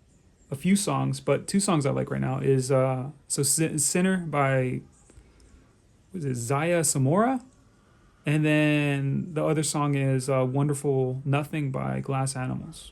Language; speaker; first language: English; native; English